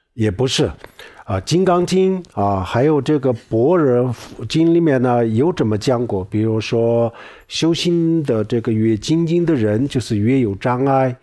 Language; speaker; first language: Chinese; non-native, local second language; Tibetan